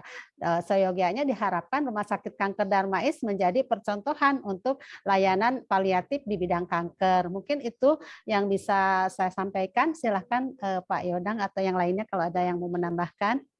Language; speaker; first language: Indonesian; native; Indonesian